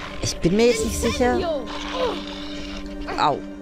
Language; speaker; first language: German; native; German